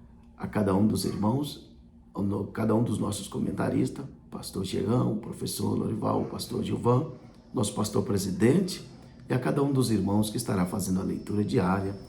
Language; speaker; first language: Portuguese; native; Portuguese